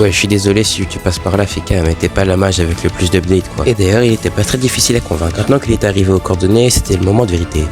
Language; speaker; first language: French; native; French